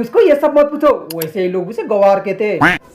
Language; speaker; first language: Hindi; native; Hindi